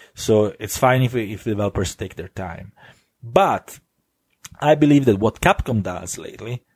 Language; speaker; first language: English; non-native, fluent; Italian